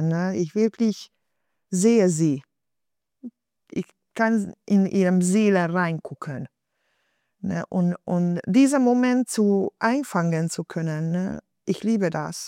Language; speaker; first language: German; non-native, fluent; Hungarian